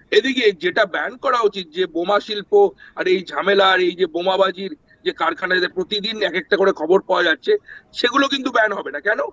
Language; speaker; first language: Bangla; native; Bangla